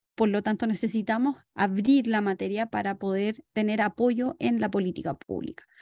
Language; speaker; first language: Spanish; native; Spanish